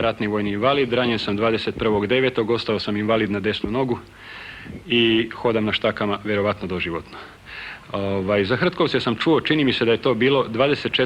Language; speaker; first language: Bosnian; native; Bosnian